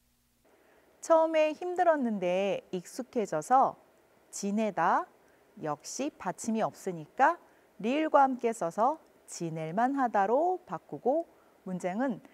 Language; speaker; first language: Korean; native; Korean